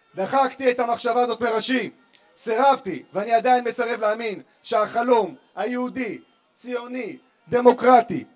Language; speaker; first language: Hebrew; native; Hebrew